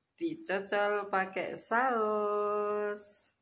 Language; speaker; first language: Indonesian; non-native, local second language; Javanese